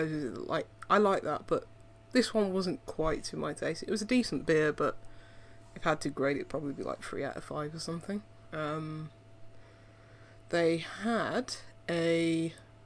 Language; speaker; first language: English; native; English